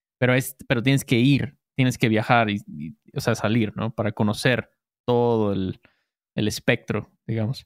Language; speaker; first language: Spanish; native; Spanish